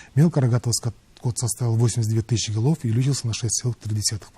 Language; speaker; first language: Russian; non-native, local second language; Kazakh